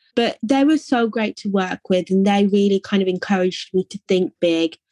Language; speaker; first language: English; native; English